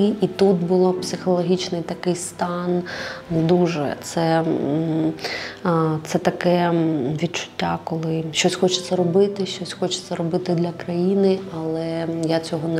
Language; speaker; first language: Ukrainian; non-native, local second language; Russian